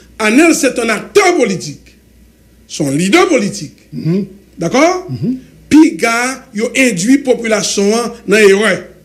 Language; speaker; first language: French; non-native, local second language; Haitian Creole